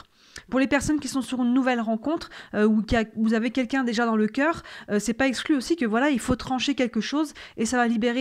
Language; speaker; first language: French; native; French